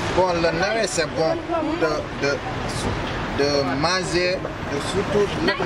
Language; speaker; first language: French; non-native, learner; Wolof